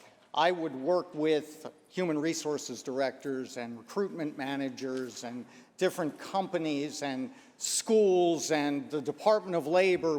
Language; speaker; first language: English; native; English